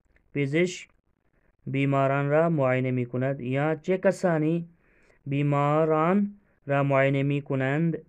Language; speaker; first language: Persian; non-native, fluent; Urdu